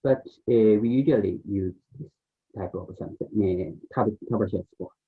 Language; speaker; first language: English; non-native, learner; Japanese